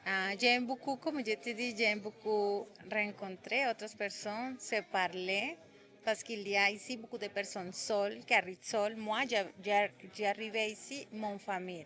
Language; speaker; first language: French; non-native, learner; Spanish